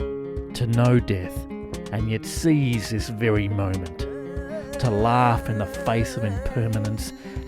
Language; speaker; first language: English; native; English